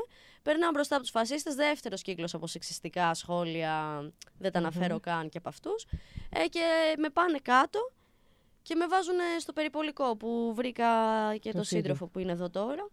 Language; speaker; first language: Greek; native; Greek